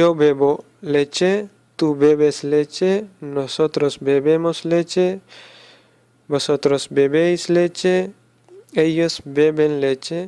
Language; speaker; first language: Spanish; non-native, learner; Urdu